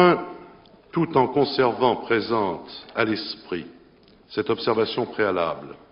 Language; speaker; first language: French; native; French